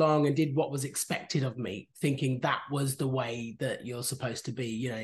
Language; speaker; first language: English; native; English